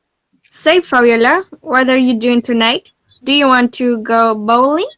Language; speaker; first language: English; non-native, learner; Spanish